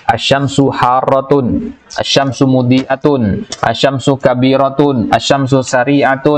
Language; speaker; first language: Arabic; non-native, fluent; Indonesian